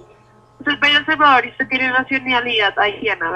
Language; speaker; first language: Spanish; native; Spanish